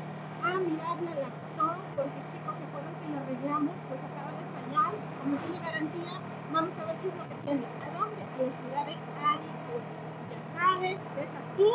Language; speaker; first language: Spanish; native; Spanish